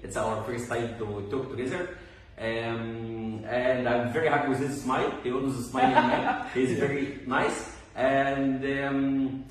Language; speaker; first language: English; non-native, fluent; Arabic